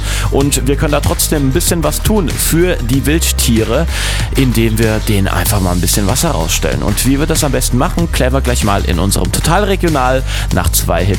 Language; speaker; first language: German; native; German